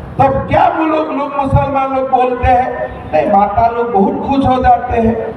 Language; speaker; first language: Hindi; non-native, local second language; Assamese